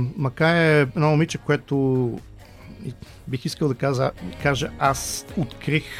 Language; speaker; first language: Bulgarian; early bilingual, heritage; Bulgarian